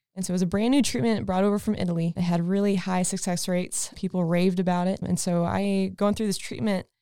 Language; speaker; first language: English; native; English